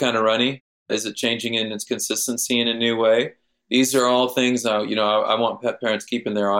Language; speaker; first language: English; native; English